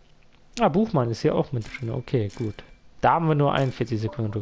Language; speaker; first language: German; native; German